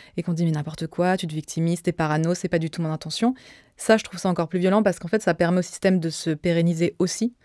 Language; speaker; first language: French; native; French